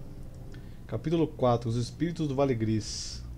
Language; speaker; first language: Portuguese; native; Portuguese